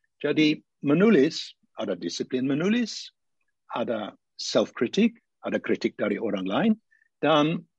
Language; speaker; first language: Indonesian; non-native, fluent; English